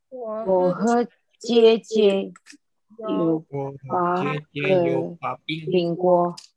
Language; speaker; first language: Chinese; non-native, learner; Indonesian